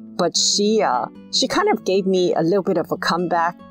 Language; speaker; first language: English; native; English